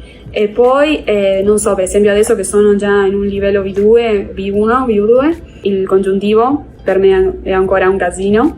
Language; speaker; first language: Italian; non-native, fluent; Spanish